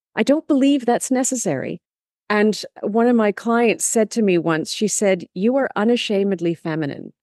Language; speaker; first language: English; native; English